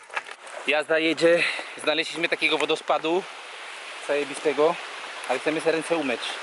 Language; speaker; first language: Polish; non-native, learner; Spanish